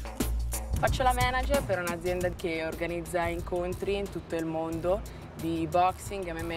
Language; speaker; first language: Italian; early bilingual, other home language; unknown